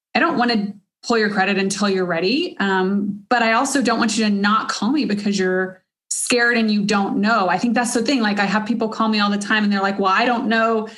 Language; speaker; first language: English; native; English